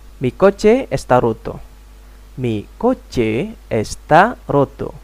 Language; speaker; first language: Spanish; non-native, fluent; Indonesian